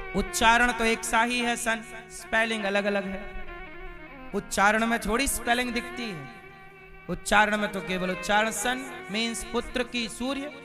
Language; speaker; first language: Hindi; native; Hindi